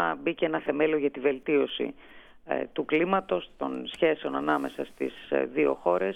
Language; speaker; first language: Greek; native; Greek